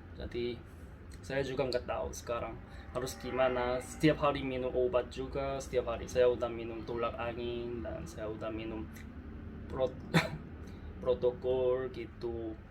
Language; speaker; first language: Indonesian; non-native, learner; Korean